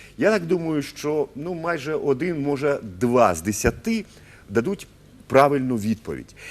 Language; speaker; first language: Ukrainian; native; Ukrainian